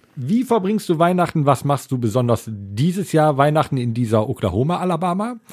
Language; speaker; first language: German; native; German